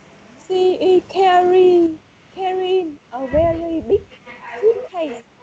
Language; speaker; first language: English; non-native, learner; Vietnamese